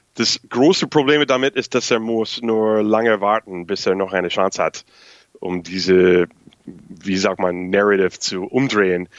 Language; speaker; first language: German; non-native, fluent; English